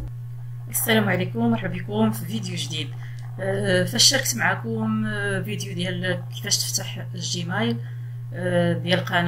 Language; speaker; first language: Arabic; native; Arabic